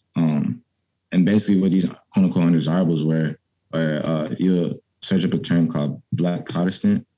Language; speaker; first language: English; native; English